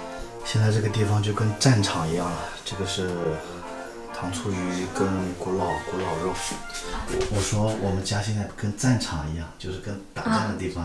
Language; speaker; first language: Chinese; native; Chinese